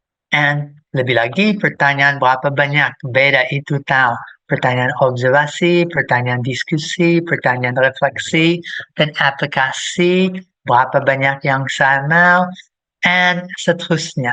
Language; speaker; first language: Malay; non-native, fluent; English